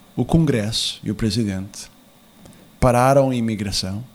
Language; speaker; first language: Portuguese; early bilingual, heritage; English